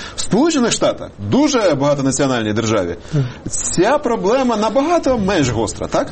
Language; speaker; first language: Ukrainian; native; Ukrainian